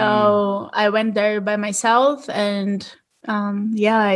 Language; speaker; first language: English; non-native, fluent; Portuguese